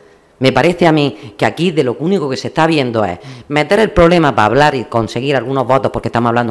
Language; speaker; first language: Spanish; native; Spanish